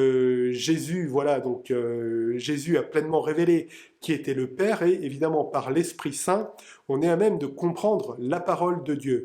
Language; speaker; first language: French; native; French